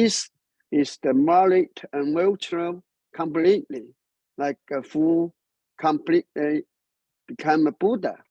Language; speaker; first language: English; non-native, learner; Chinese